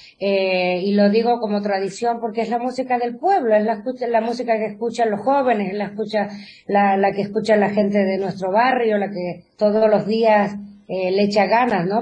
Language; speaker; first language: Spanish; native; Spanish